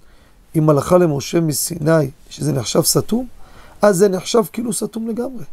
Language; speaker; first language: Hebrew; native; Hebrew